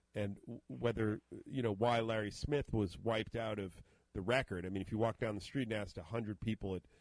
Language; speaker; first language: English; native; English